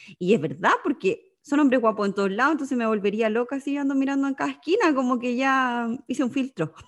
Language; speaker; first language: Spanish; native; Spanish